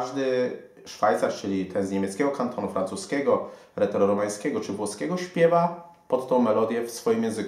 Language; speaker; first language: Polish; native; Polish